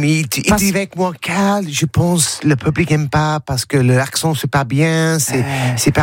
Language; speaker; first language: French; non-native, learner; English